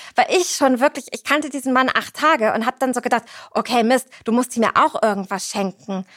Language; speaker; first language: German; native; German